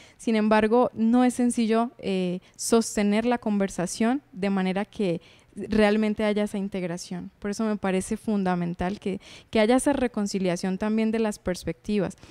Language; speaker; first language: Spanish; native; Spanish